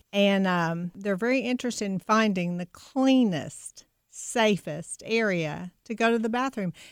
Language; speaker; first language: English; native; English